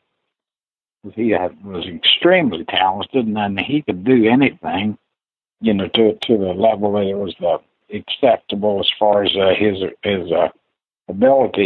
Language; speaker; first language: English; native; English